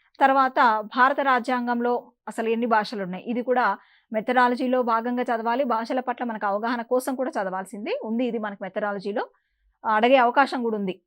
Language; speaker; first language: Telugu; native; Telugu